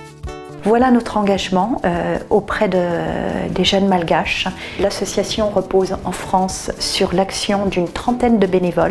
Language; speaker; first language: French; native; French